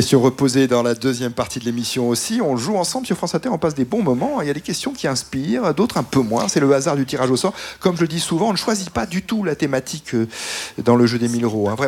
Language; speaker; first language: French; native; French